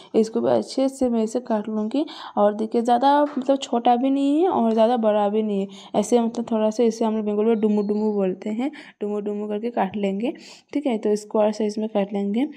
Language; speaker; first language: Hindi; non-native, local second language; Bangla